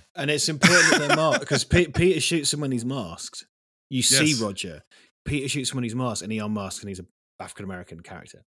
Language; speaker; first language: English; native; English